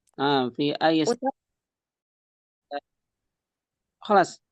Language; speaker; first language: Arabic; non-native, learner; Indonesian